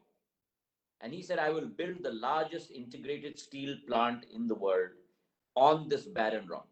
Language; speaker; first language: English; non-native, local second language; Hindi